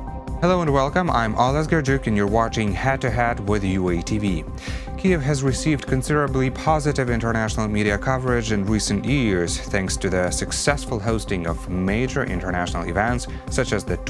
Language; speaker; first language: English; non-native, fluent; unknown